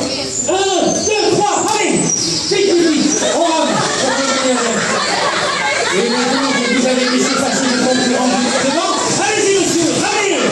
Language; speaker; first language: French; native; French